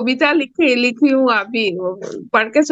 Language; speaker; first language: Hindi; non-native, local second language; Assamese